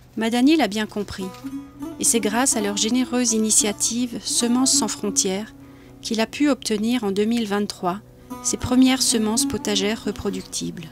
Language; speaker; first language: French; native; French